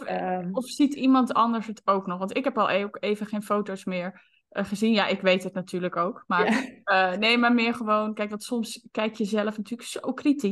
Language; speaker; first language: Dutch; native; Dutch